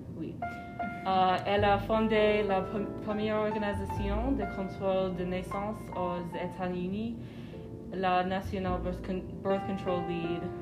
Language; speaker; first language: French; non-native, learner; English